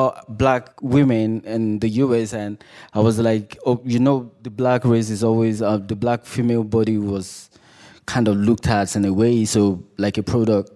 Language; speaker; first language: English; non-native, local second language; Yoruba